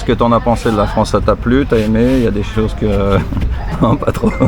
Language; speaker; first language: French; native; French